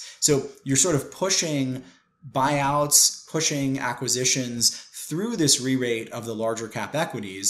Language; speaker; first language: English; native; English